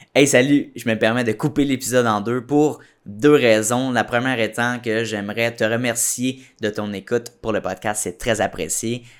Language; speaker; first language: French; native; French